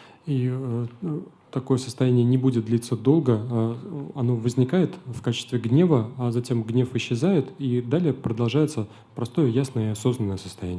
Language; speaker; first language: Russian; native; Russian